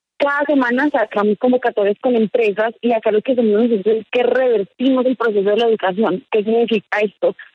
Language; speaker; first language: Spanish; native; Spanish